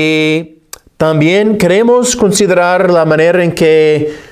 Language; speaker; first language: Spanish; non-native, fluent; English